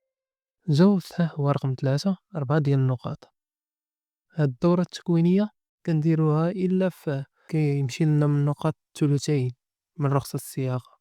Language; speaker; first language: Arabic; native; Arabic